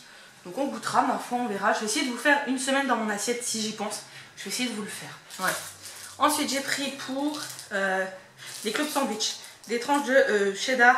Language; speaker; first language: French; native; French